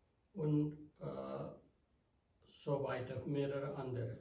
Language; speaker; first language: German; non-native, fluent; Sinhala